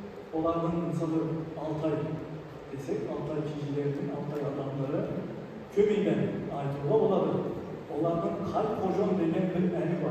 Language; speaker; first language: Kazakh; early bilingual, heritage; Kazakh